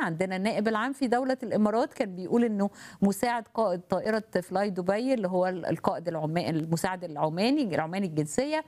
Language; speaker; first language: Arabic; native; Arabic